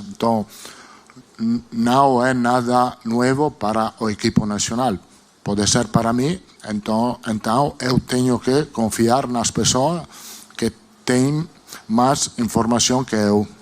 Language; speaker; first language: Portuguese; non-native, fluent; Italian